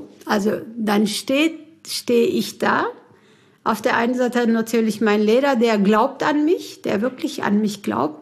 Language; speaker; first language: German; early bilingual, other home language; Turkish